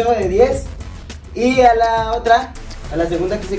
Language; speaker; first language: Spanish; native; Spanish